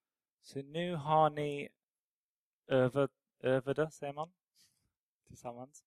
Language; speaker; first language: Swedish; non-native, fluent; English